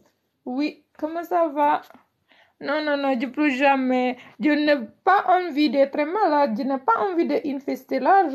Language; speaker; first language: French; non-native, learner; Indonesian